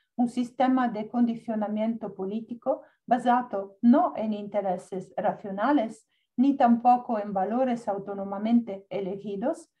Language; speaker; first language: Spanish; non-native, learner; Italian